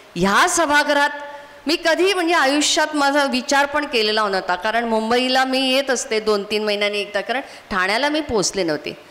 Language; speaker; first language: Marathi; non-native, local second language; Konkani